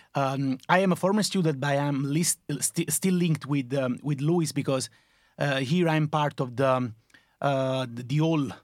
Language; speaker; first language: English; non-native, fluent; Italian